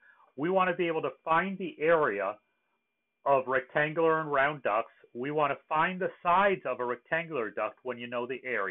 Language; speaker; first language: English; native; English